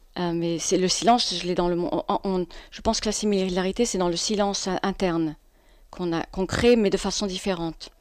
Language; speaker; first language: French; non-native, fluent; English